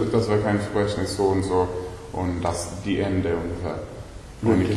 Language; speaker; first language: German; non-native, learner; Swedish